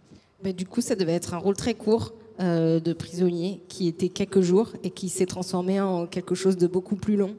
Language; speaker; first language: French; native; French